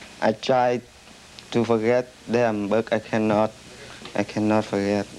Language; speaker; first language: English; non-native, learner; Vietnamese